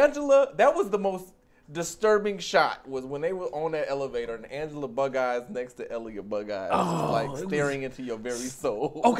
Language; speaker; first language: English; native; English